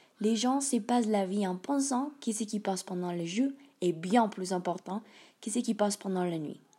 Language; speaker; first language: French; non-native, learner; Spanish